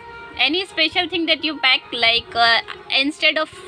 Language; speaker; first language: English; non-native, learner; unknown